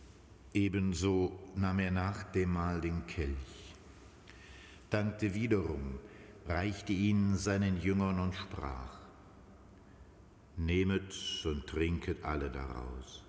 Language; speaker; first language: German; native; German